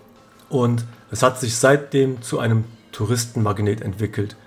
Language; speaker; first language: German; native; German